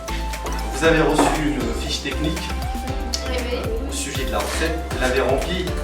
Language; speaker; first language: French; non-native, local second language; Arabic